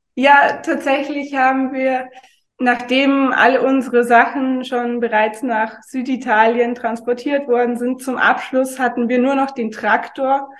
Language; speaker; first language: German; native; German